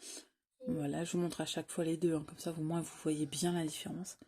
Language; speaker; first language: French; native; French